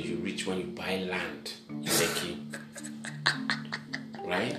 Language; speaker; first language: English; non-native, local second language; Yoruba